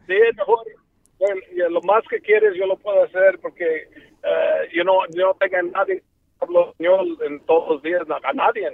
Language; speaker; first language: Spanish; early bilingual, heritage; Spanish